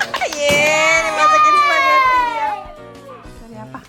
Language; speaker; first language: Indonesian; native; Indonesian